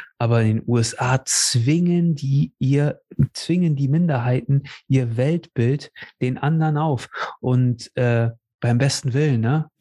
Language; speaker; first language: German; native; German